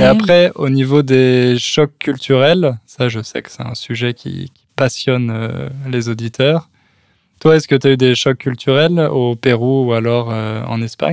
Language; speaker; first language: French; native; French